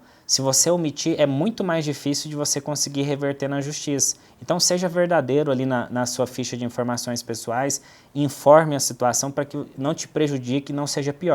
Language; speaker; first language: Portuguese; native; Portuguese